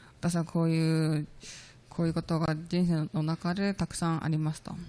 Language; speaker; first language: Japanese; non-native, learner; Korean